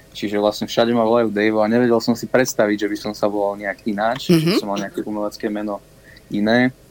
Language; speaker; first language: Slovak; native; Slovak